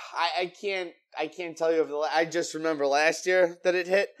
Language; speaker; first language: English; native; English